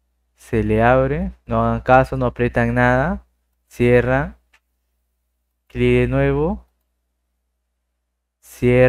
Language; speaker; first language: Spanish; native; Spanish